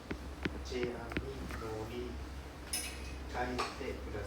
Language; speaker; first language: Japanese; non-native, learner; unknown